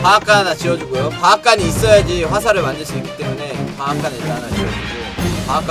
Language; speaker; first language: Korean; native; Korean